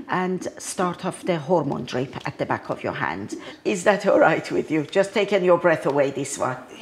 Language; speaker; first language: English; non-native, fluent; Persian